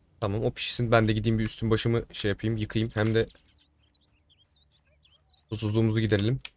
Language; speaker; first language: Turkish; native; Turkish